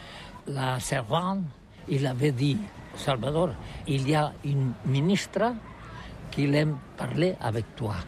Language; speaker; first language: French; non-native, fluent; Catalan